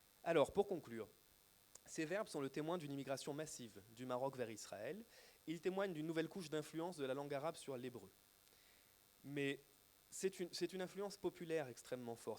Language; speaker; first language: French; native; French